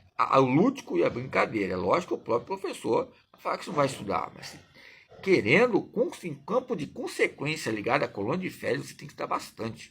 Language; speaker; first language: Portuguese; native; Portuguese